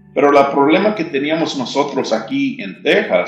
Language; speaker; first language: Spanish; early bilingual, heritage; English